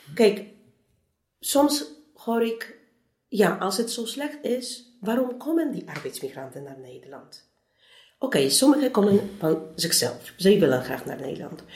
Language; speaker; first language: Dutch; non-native, fluent; Polish